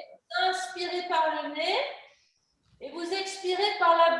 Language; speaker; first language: French; native; French